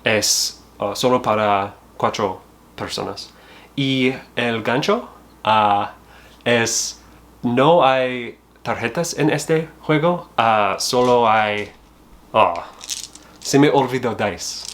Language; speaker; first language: Spanish; non-native, learner; English